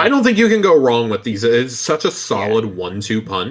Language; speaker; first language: English; native; English